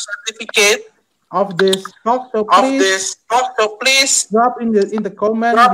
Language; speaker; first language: English; non-native, fluent; Indonesian